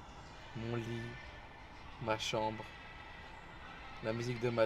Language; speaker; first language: French; native; French